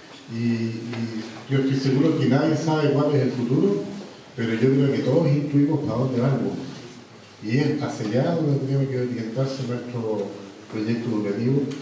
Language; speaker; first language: Spanish; native; Spanish